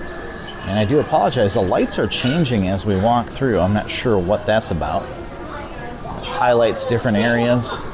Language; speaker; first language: English; native; English